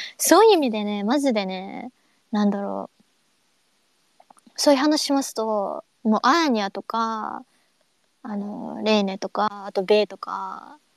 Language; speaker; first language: Japanese; early bilingual, other home language; English